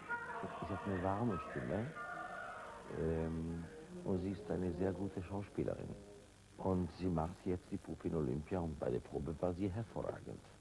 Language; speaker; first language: German; non-native, fluent; Italian